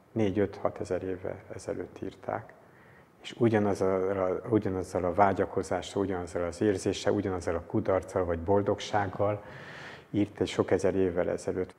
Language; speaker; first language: Hungarian; native; Hungarian